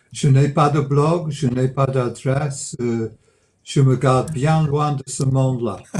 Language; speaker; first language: French; non-native, fluent; English